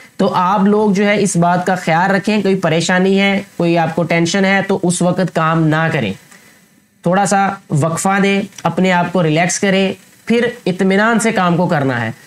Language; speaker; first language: Urdu; non-native, local second language; Punjabi